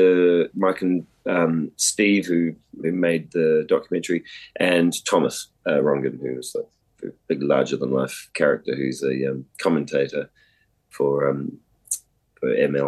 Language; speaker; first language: English; native; English